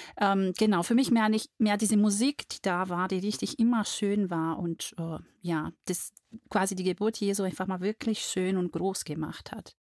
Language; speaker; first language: German; non-native, fluent; Portuguese